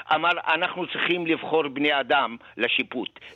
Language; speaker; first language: Hebrew; native; Hebrew